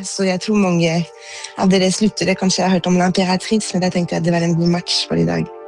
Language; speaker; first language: Norwegian; non-native, fluent; French